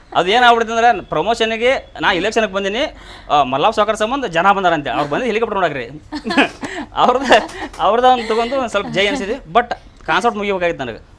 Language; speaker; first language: Kannada; native; Kannada